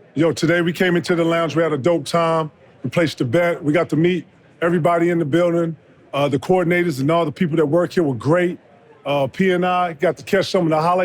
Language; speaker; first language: English; native; English